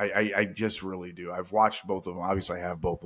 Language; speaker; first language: English; native; English